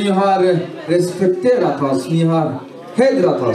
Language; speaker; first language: Swedish; non-native, fluent; Swahili